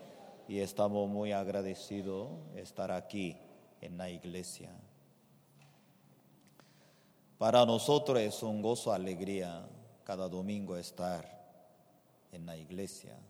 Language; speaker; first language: Spanish; non-native, fluent; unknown